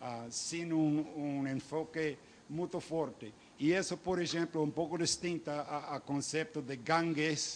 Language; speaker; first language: Portuguese; non-native, fluent; Spanish